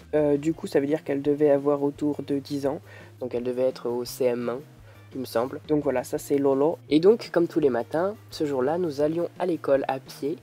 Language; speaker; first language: French; native; French